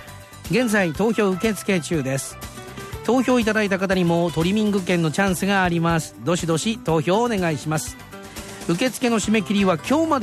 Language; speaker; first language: Japanese; native; Japanese